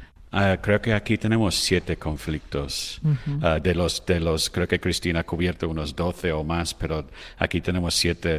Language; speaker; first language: Spanish; non-native, fluent; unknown